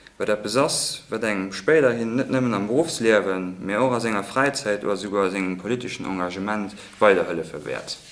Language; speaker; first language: Luxembourgish; native; Luxembourgish